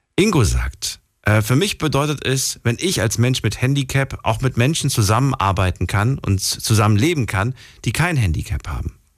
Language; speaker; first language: German; native; German